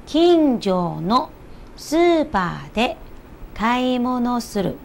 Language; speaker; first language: Japanese; non-native, fluent; Chinese